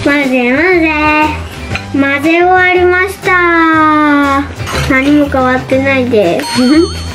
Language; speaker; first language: Japanese; native; Japanese